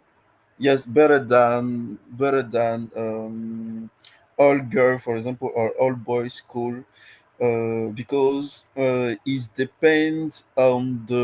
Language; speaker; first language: English; non-native, learner; French